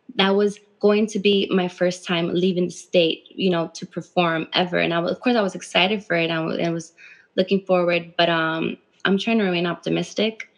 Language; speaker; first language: English; native; English